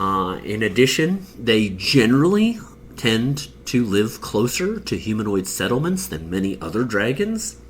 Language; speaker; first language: English; native; English